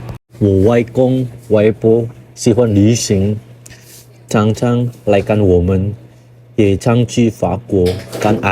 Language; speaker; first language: Chinese; non-native, fluent; Indonesian